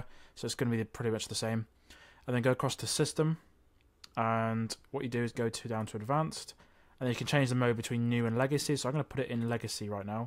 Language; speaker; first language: English; native; English